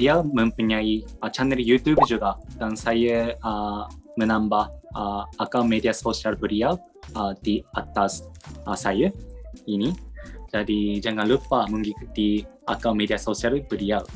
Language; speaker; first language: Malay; non-native, learner; Japanese